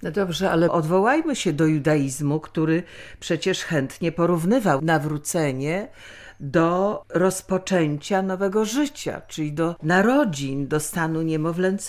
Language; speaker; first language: Polish; native; Polish